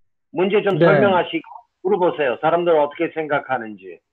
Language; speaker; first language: Korean; non-native, fluent; English